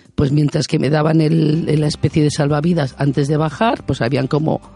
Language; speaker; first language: Spanish; native; Spanish